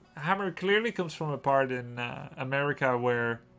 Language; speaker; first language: English; non-native, fluent; Dutch